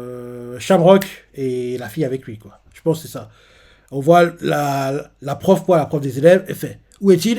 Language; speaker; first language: French; native; French